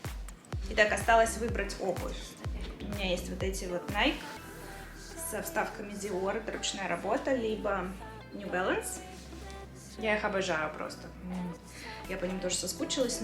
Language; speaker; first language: Russian; native; Russian